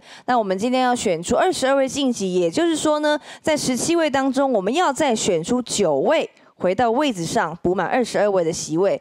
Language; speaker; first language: Chinese; native; Chinese